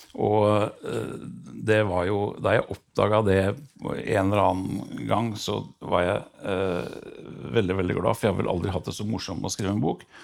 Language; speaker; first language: Norwegian; native; Norwegian